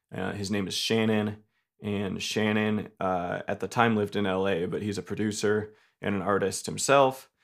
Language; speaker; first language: English; native; English